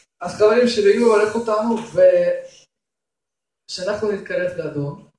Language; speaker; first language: Hebrew; non-native, fluent; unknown